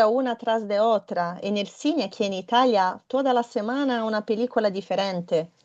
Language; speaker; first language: Spanish; non-native, fluent; Portuguese